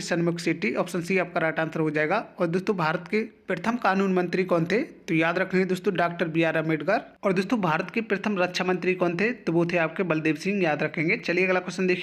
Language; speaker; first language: Hindi; native; Hindi